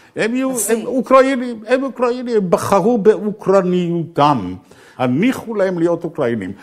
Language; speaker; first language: Hebrew; early bilingual, other home language; Ukrainian